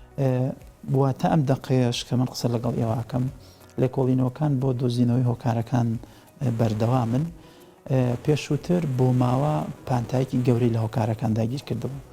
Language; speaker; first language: Central Kurdish; native; Central Kurdish